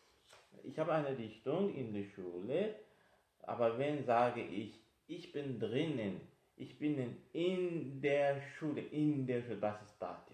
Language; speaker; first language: German; non-native, fluent; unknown